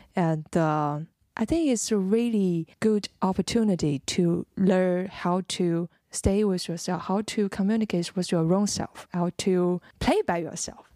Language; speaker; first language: English; non-native, fluent; Chinese